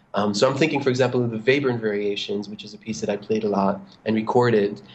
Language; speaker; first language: English; non-native, fluent; Hebrew